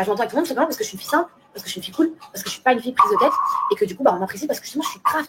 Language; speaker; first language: French; native; French